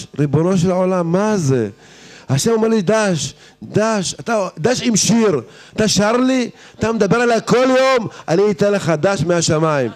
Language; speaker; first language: Hebrew; native; Hebrew